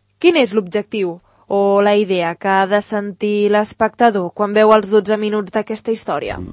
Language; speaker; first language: Catalan; native; Catalan